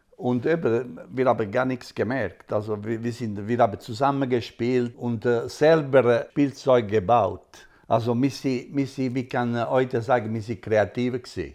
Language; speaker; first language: German; non-native, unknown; Italian